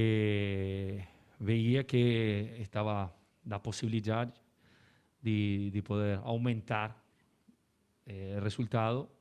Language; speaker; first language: Portuguese; non-native, learner; Spanish